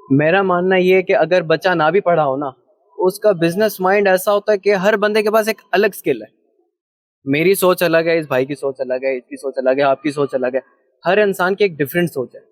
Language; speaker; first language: Urdu; early bilingual, heritage; Urdu